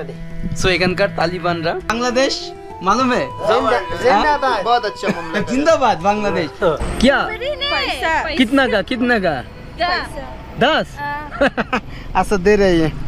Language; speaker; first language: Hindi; non-native, learner; Bangla